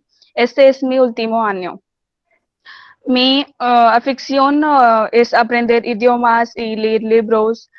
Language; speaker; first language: Spanish; non-native, learner; Hindi